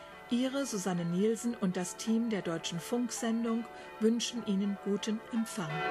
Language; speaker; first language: German; native; German